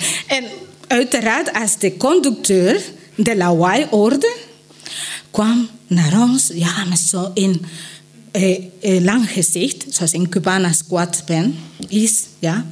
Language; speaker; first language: Dutch; non-native, learner; Spanish